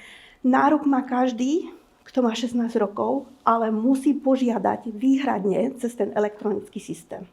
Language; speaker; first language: Slovak; native; Slovak